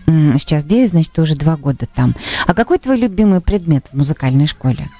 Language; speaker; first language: Russian; native; Russian